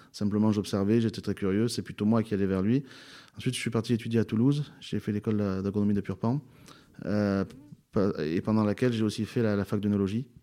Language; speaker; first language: French; native; French